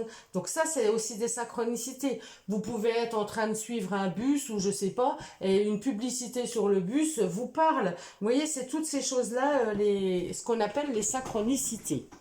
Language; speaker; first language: French; native; French